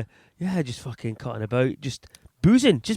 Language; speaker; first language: English; native; English